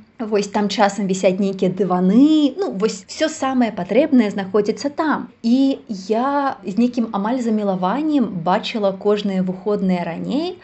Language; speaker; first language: Belarusian; native; Belarusian